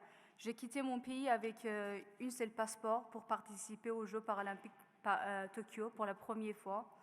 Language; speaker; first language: French; non-native, learner; Persian